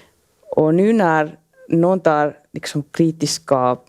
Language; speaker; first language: Swedish; non-native, local second language; Finnish